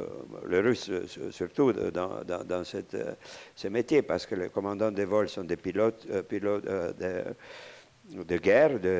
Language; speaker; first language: French; non-native, fluent; Romanian